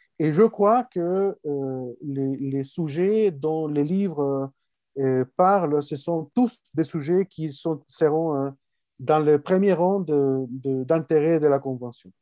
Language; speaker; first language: French; non-native, fluent; Spanish